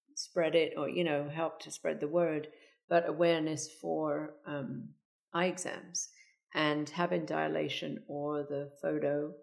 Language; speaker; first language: English; native; English